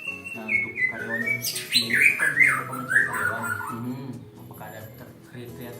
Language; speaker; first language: Indonesian; native; Indonesian